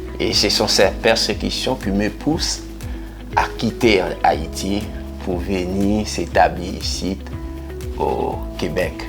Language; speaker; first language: French; non-native, local second language; Haitian Creole